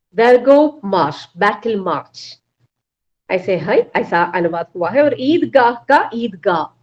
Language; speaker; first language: Hindi; non-native, local second language; Malayalam